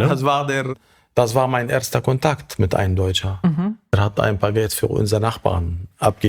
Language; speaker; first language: German; non-native, fluent; Arabic